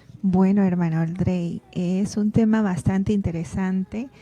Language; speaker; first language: Spanish; native; Spanish